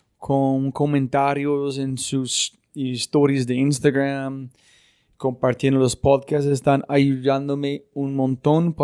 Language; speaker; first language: Spanish; non-native, fluent; English